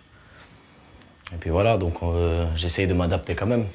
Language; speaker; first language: French; early bilingual, other home language; Turkish